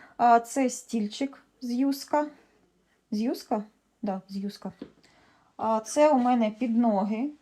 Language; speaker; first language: Ukrainian; native; Ukrainian